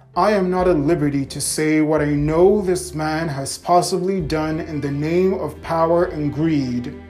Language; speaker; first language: English; native; English